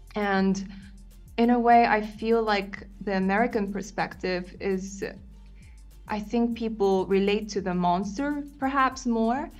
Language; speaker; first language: English; non-native, fluent; Japanese